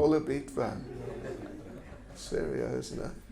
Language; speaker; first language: Russian; non-native, learner; English